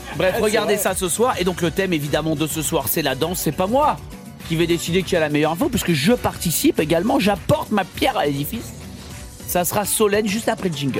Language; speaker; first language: French; native; French